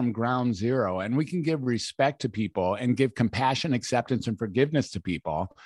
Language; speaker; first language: English; native; English